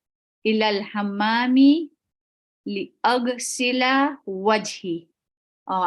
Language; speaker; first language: Arabic; non-native, learner; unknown